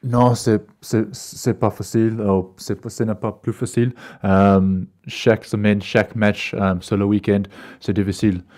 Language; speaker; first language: French; non-native, learner; English